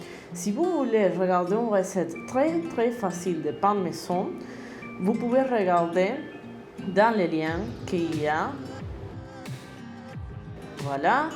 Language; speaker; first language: French; non-native, fluent; Spanish